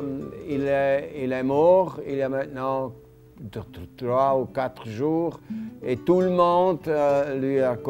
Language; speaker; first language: French; non-native, local second language; German